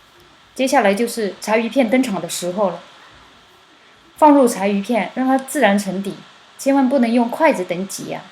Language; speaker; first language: Chinese; native; Chinese